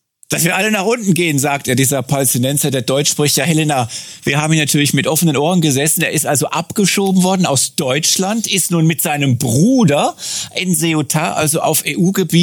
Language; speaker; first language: German; native; German